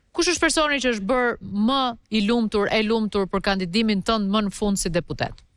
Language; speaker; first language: Albanian; native; Albanian